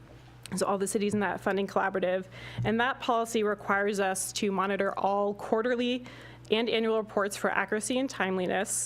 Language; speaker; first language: English; native; English